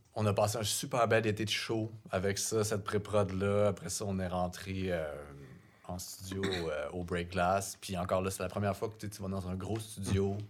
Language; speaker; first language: French; native; French